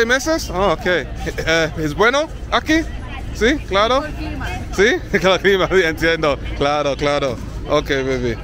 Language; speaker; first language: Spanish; non-native, learner; English